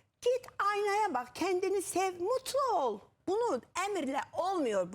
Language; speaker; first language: Turkish; non-native, fluent; Azerbaijani